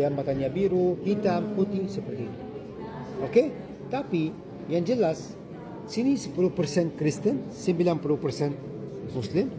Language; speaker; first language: Indonesian; non-native, fluent; Arabic